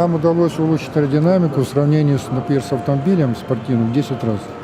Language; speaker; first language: Russian; native; Russian